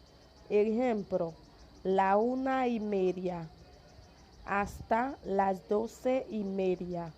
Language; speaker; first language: Spanish; non-native, fluent; Haitian Creole